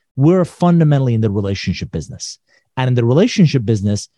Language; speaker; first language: English; non-native, fluent; Persian